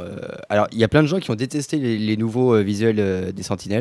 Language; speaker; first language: French; native; French